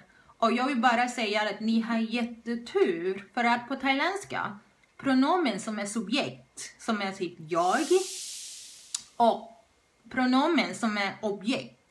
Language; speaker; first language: Swedish; non-native, fluent; Thai